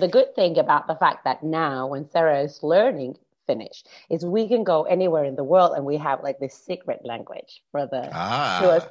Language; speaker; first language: English; non-native, fluent; Finnish